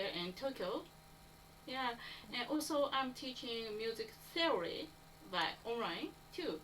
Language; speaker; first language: English; non-native, learner; Japanese